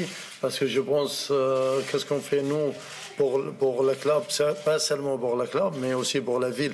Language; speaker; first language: French; non-native, learner; Arabic